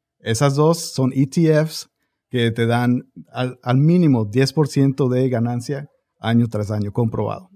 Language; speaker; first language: Spanish; early bilingual, heritage; Spanish